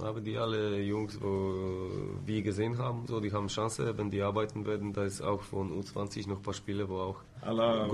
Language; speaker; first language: German; non-native, fluent; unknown